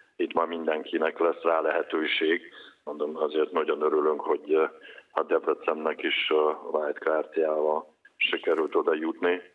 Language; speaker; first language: Hungarian; non-native, fluent; Russian